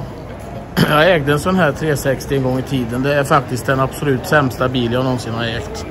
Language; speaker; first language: Swedish; native; Swedish